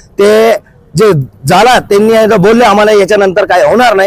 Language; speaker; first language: Marathi; non-native, local second language; Urdu